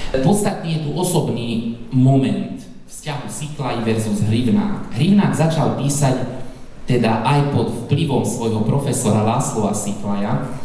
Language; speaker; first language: Slovak; non-native, local second language; Hungarian